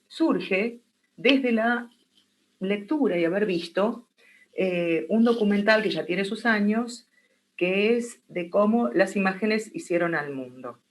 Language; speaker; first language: Spanish; native; Spanish